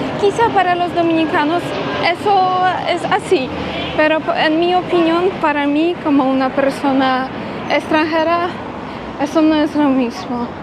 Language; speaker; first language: Spanish; non-native, fluent; Polish